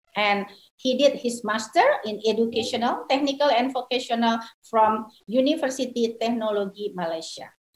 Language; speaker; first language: English; non-native, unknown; Indonesian